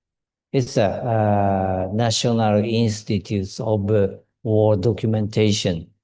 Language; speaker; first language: English; non-native, learner; Japanese